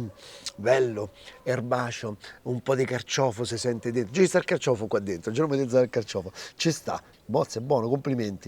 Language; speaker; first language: Italian; native; Italian